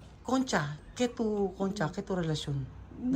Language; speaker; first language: Spanish; non-native, learner; Filipino